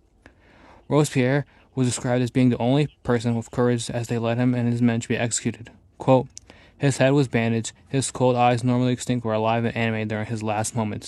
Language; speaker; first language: English; native; English